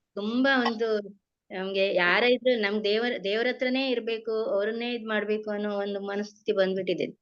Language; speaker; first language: Kannada; native; Kannada